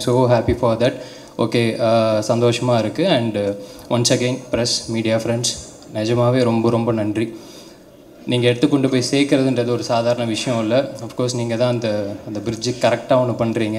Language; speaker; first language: Tamil; native; Tamil